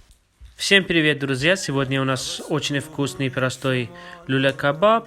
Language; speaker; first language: Russian; non-native, fluent; Persian